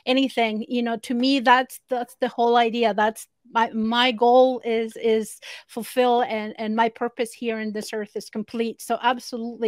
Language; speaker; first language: English; non-native, fluent; Spanish